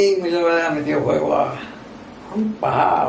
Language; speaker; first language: Spanish; native; Spanish